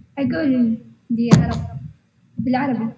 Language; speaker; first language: Arabic; early bilingual, other home language; Indonesian